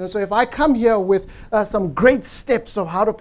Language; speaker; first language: English; non-native, local second language; Tswana